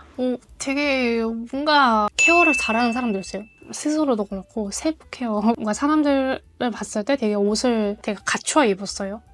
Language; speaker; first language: Korean; non-native, fluent; Mongolian